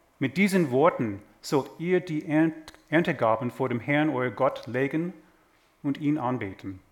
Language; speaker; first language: German; non-native, fluent; English